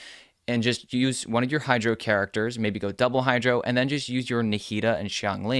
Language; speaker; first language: English; native; English